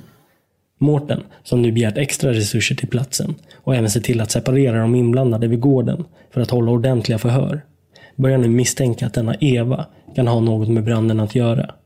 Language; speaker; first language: Swedish; native; Swedish